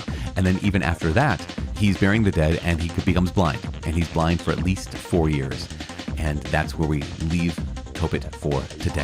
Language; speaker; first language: English; native; English